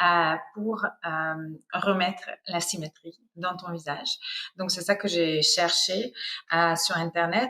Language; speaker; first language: French; non-native, fluent; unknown